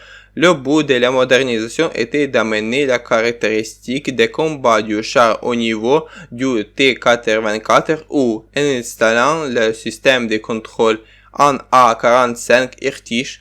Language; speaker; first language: French; non-native, learner; Ukrainian